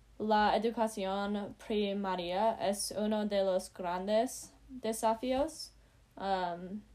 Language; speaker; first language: Spanish; non-native, learner; English